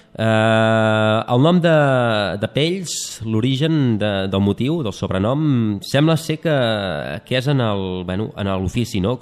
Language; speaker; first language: Catalan; native; Catalan